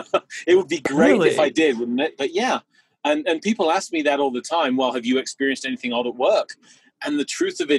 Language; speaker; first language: English; native; English